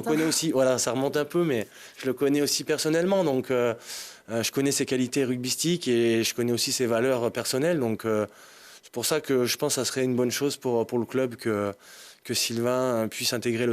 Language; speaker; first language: French; native; French